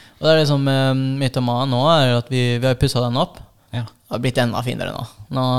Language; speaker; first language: Norwegian; early bilingual, other home language; Filipino